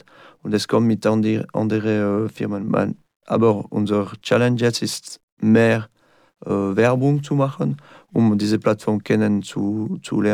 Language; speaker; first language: German; non-native, learner; French